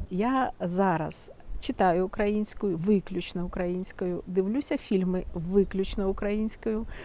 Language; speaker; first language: Ukrainian; non-native, fluent; Russian